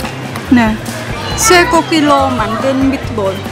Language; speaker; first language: Korean; non-native, fluent; Khmer